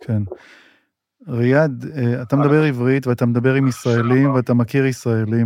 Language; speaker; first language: Hebrew; native; Hebrew